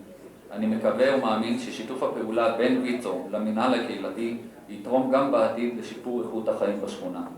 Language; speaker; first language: Hebrew; native; Hebrew